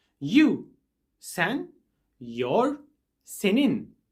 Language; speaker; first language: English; non-native, fluent; Turkish